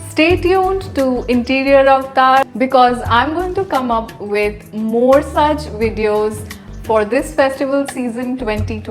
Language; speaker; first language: English; non-native, local second language; Hindi